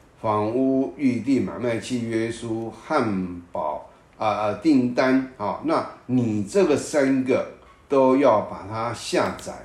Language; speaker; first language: Chinese; native; Chinese